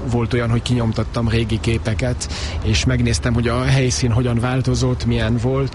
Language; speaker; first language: Hungarian; early bilingual, heritage; Hungarian